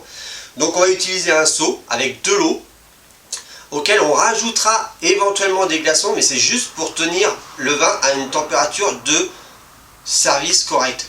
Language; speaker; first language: French; native; French